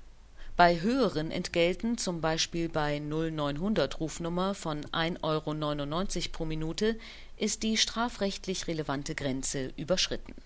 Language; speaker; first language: German; native; German